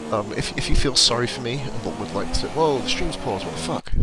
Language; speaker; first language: English; native; English